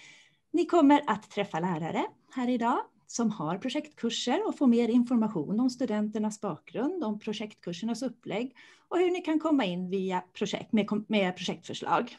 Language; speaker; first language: Swedish; native; Swedish